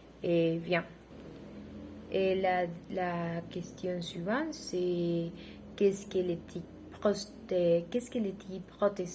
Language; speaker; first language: French; non-native, learner; Spanish